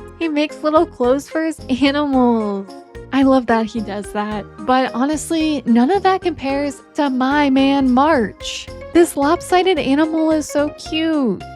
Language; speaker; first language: English; native; English